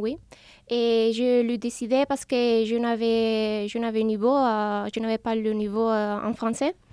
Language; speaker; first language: French; non-native, learner; Spanish